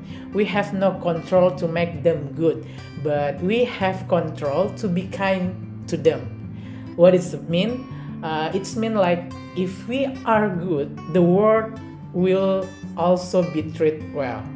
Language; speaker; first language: English; non-native, learner; Indonesian